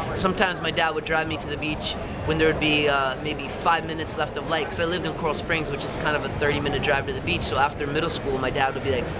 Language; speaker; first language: English; native; English